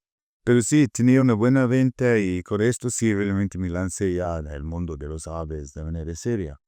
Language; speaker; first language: Spanish; non-native, fluent; English